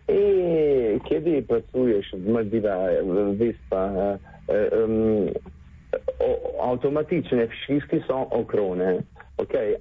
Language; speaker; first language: Polish; non-native, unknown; Italian